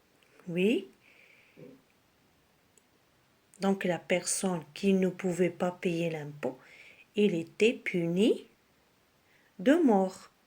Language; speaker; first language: French; non-native, local second language; Arabic